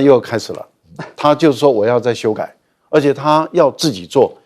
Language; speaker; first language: Chinese; native; Chinese